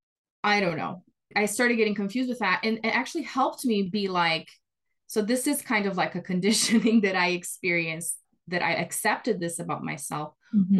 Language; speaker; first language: English; non-native, fluent; Portuguese